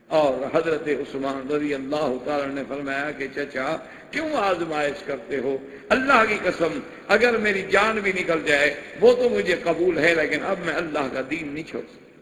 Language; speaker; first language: Urdu; non-native, local second language; Punjabi